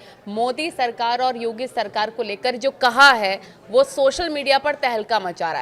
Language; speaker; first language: Hindi; native; Hindi